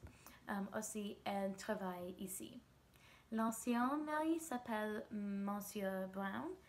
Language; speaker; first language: French; non-native, learner; English